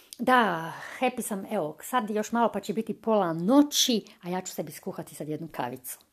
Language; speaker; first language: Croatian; early bilingual, heritage; Croatian